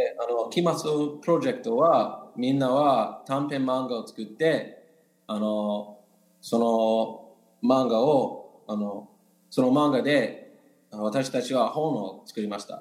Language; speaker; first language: Japanese; non-native, learner; English